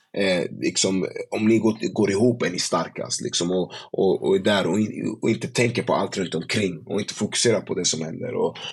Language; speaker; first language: Swedish; early bilingual, other home language; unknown